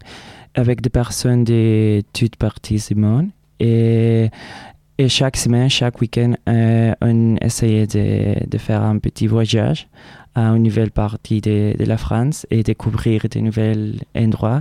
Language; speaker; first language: French; non-native, learner; Spanish